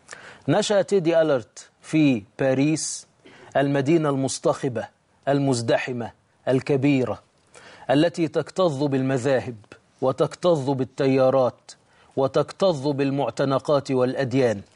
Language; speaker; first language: Arabic; native; Arabic